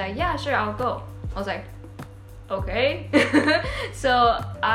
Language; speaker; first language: English; non-native, local second language; Cantonese